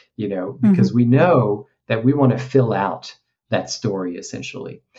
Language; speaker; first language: English; non-native, fluent; French